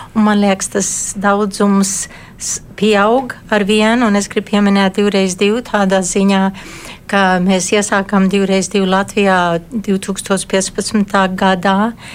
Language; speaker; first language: Latvian; early bilingual, heritage; Latvian